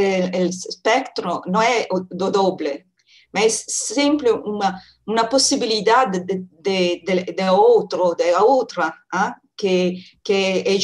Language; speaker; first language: Portuguese; non-native, learner; French